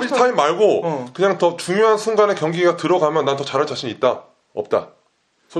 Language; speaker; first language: Korean; native; Korean